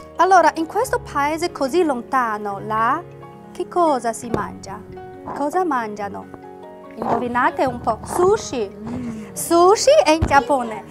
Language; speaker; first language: Italian; non-native, fluent; Chinese